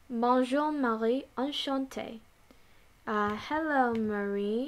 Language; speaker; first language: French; non-native, learner; English